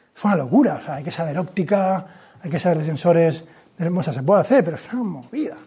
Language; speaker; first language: Spanish; native; Spanish